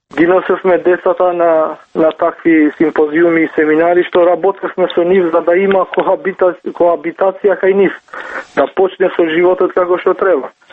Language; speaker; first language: Macedonian; non-native, local second language; Albanian